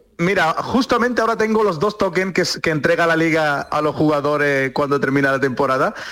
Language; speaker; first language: Spanish; early bilingual, other home language; Arabic